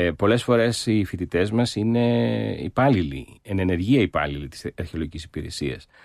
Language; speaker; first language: Greek; early bilingual, heritage; Greek